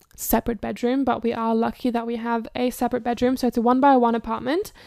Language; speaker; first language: English; early bilingual, other home language; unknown